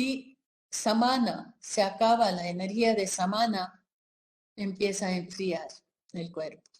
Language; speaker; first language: Spanish; non-native, fluent; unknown